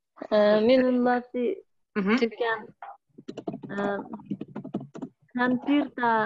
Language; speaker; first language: Finnish; non-native, learner; Russian